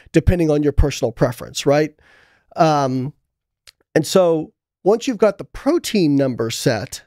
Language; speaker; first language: English; native; English